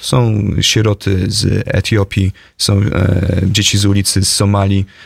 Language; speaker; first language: Polish; native; Polish